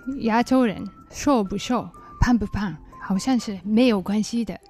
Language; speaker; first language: Chinese; non-native, learner; Japanese